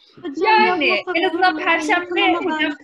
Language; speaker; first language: Turkish; native; Turkish